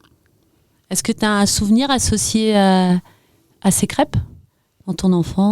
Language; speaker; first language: French; native; French